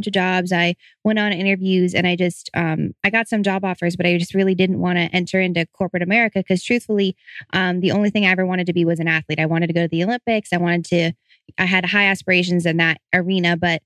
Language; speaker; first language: English; native; English